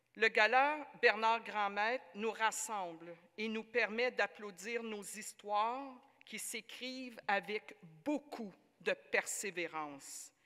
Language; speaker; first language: French; native; French